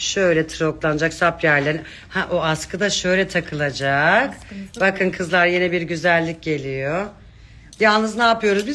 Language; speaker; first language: Turkish; native; Turkish